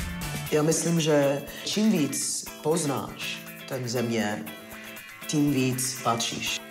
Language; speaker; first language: Czech; non-native, fluent; English